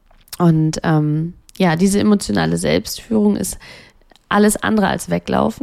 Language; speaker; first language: German; native; German